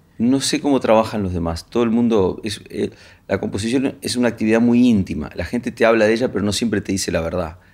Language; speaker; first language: Spanish; native; Spanish